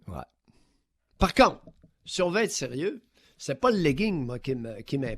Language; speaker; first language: French; native; French